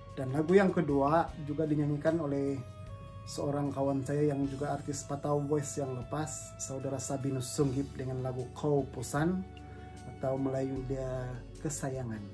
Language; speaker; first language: Malay; non-native, local second language; Central Dusun